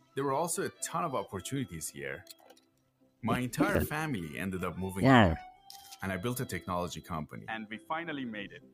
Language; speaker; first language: English; non-native, fluent; Persian